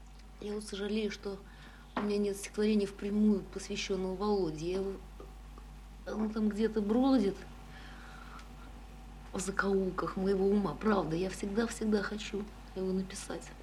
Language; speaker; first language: Russian; native; Russian